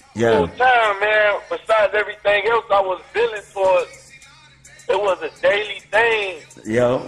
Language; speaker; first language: English; native; English